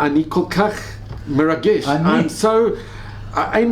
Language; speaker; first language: Hebrew; non-native, fluent; English